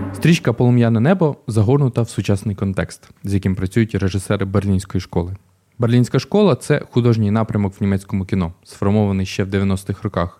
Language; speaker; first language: Ukrainian; native; Ukrainian